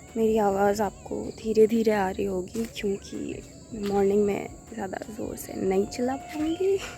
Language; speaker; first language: Hindi; non-native, local second language; Odia